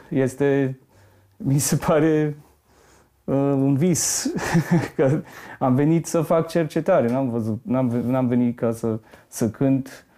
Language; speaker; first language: Romanian; non-native, fluent; English